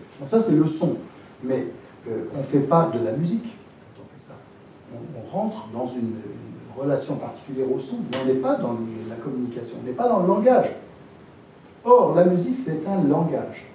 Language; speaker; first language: French; native; French